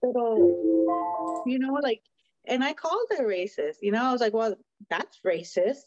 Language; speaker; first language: English; early bilingual, other home language; Spanish